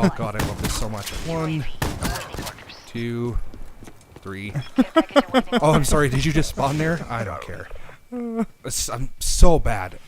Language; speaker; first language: English; native; English